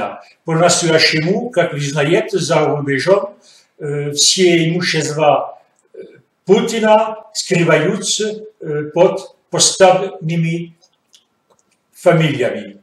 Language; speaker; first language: Russian; non-native, fluent; French